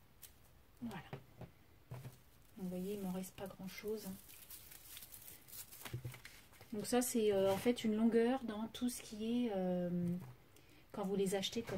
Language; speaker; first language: French; native; French